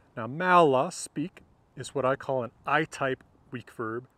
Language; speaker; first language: English; native; English